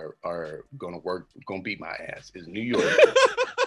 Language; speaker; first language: English; native; English